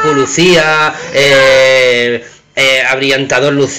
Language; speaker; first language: Spanish; native; Spanish